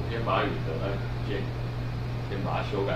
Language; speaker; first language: Chinese; native; Chinese